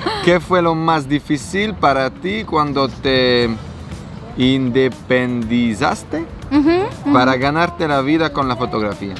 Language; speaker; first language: Spanish; non-native, learner; French